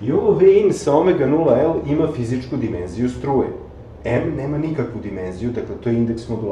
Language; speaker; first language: Serbian; native; Serbian